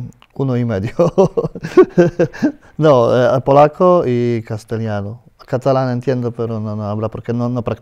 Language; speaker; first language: Spanish; non-native, learner; Polish